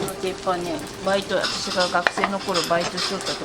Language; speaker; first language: Japanese; native; Japanese